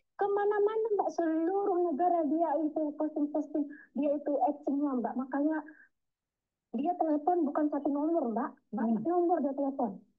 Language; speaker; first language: Indonesian; native; Indonesian